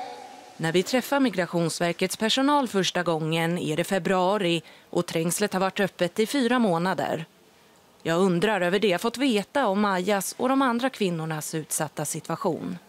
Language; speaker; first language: Swedish; native; Swedish